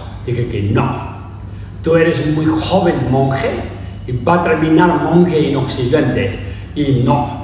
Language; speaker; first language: Spanish; non-native, learner; Tibetan